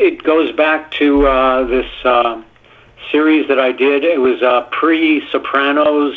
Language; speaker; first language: English; non-native, fluent; Italian